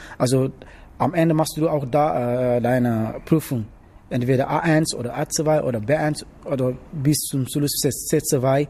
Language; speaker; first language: German; non-native, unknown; Wolof